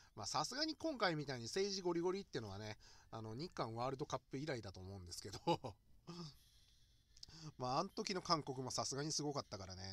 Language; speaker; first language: Japanese; native; Japanese